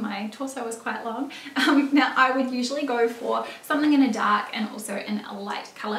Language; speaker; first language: English; native; English